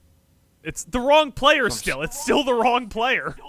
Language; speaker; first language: English; native; English